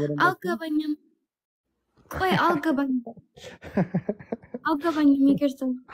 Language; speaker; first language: Amharic; non-native, learner; English